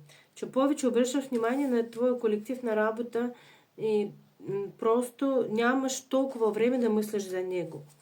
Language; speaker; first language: Bulgarian; non-native, fluent; Russian